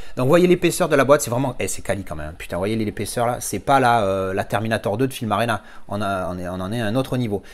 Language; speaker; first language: French; native; French